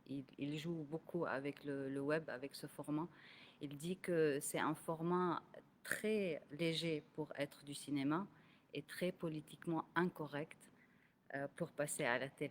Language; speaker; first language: French; non-native, local second language; Arabic